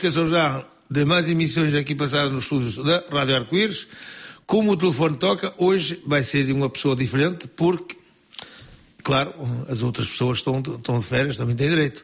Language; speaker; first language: Portuguese; native; Portuguese